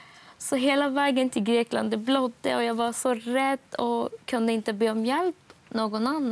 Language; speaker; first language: Swedish; non-native, fluent; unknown